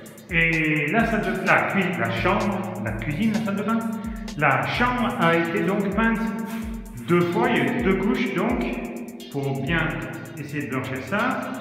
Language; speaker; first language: French; native; French